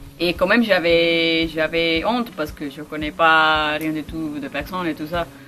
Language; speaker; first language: French; non-native, learner; Spanish